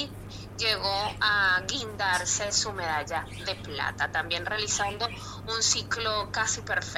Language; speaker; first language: Spanish; native; Spanish